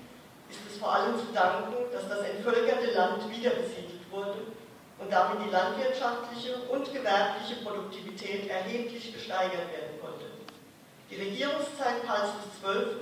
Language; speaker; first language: German; native; German